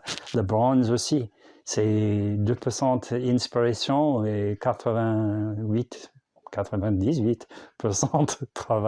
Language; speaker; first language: French; non-native, learner; English